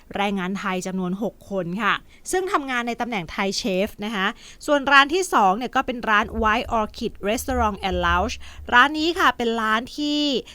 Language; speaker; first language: Thai; native; Thai